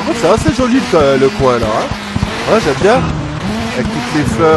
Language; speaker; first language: French; native; French